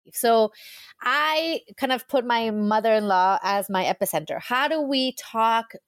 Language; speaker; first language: English; early bilingual, heritage; English